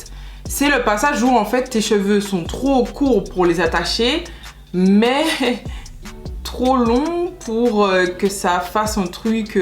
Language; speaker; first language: French; native; French